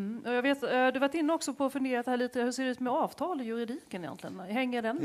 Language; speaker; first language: Swedish; native; Swedish